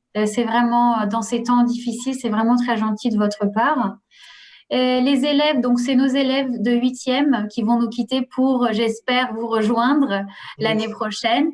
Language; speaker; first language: French; native; French